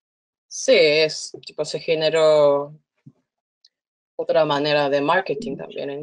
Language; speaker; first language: Spanish; non-native, fluent; Korean